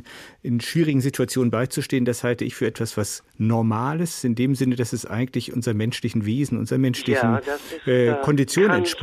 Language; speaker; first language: German; native; German